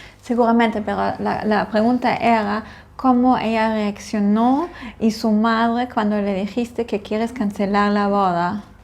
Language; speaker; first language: Spanish; non-native, fluent; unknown